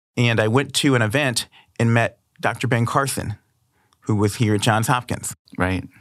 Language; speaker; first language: English; native; English